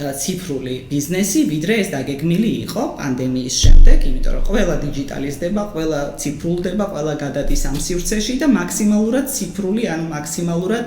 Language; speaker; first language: Georgian; native; Georgian